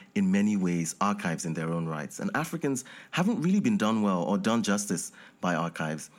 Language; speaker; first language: English; non-native, local second language; Yoruba